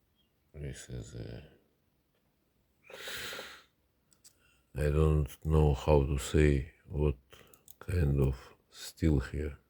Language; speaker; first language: English; non-native, learner; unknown